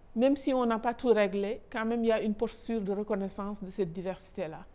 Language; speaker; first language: French; non-native, local second language; Wolof